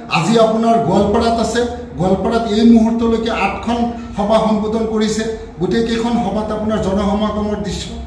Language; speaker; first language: Assamese; native; Assamese